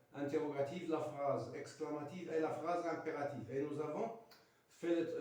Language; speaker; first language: French; non-native, local second language; Arabic